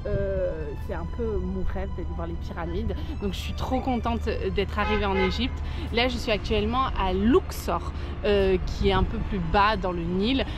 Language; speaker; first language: French; native; French